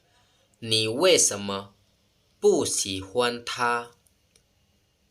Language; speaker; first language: Chinese; non-native, fluent; Lao